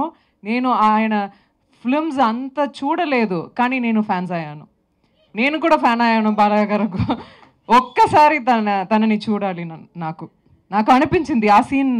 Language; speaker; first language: Telugu; non-native, local second language; Tamil